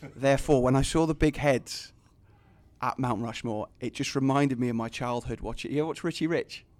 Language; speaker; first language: English; native; English